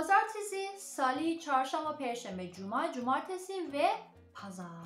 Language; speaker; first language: Turkish; non-native, learner; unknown